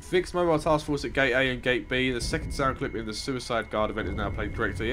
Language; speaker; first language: English; native; English